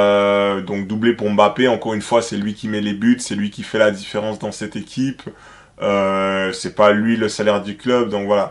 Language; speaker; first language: French; native; French